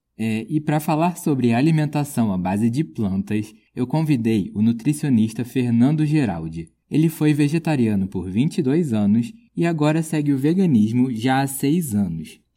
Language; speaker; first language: Portuguese; native; Portuguese